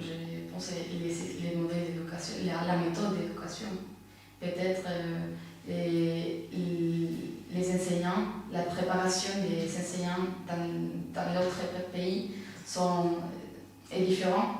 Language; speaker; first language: French; non-native, fluent; Spanish